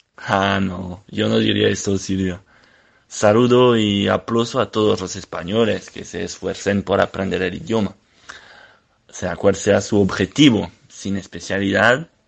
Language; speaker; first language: Spanish; non-native, fluent; French